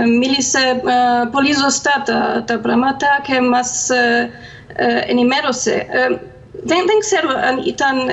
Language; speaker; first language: Greek; non-native, fluent; German